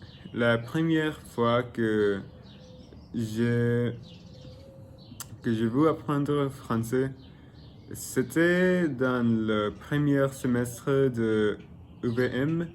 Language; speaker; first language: French; non-native, learner; Spanish